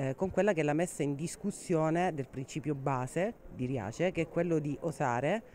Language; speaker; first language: Italian; native; Italian